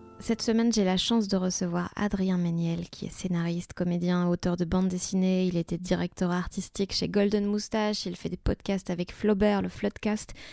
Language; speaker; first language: French; native; French